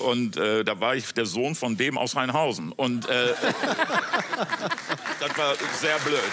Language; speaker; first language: German; native; German